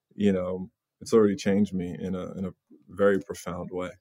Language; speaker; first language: English; native; English